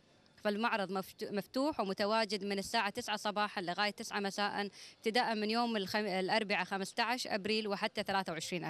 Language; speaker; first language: Arabic; native; Arabic